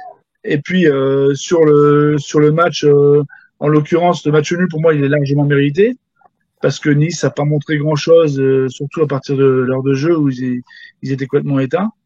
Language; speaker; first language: French; native; French